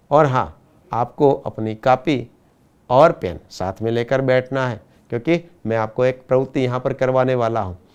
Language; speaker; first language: Hindi; non-native, local second language; Gujarati